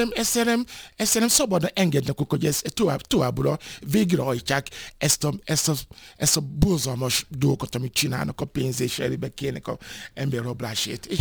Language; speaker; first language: Hungarian; non-native, fluent; Yoruba